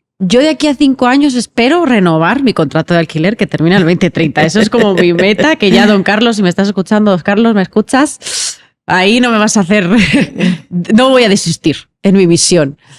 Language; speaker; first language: Spanish; native; Spanish